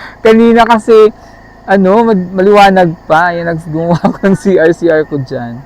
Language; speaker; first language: Filipino; native; Filipino